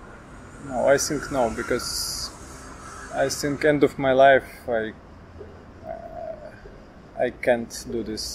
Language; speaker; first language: English; non-native, learner; Ukrainian